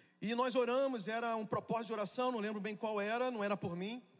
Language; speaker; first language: Portuguese; native; Portuguese